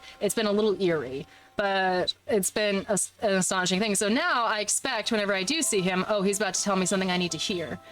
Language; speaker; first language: English; native; English